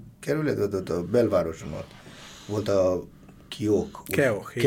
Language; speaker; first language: Hungarian; non-native, fluent; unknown